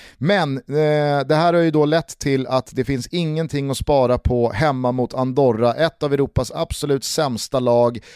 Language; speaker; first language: Swedish; native; Swedish